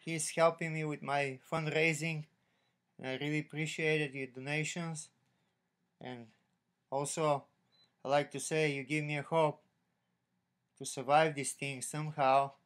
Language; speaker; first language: English; non-native, learner; Bulgarian